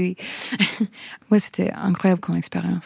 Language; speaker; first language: French; non-native, fluent; English